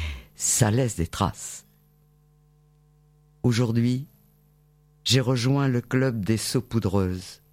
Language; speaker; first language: French; native; French